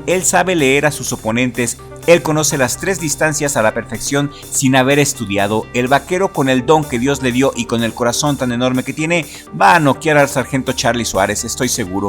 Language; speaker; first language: Spanish; native; Spanish